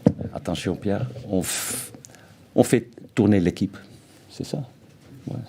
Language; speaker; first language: French; non-native, fluent; Dutch